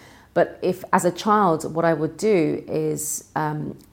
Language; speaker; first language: English; native; English